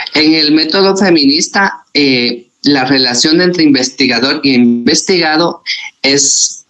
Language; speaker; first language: Spanish; native; Spanish